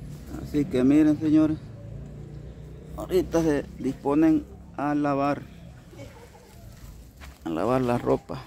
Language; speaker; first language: Spanish; native; Spanish